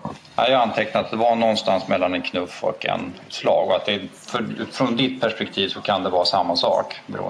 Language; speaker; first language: Swedish; native; Swedish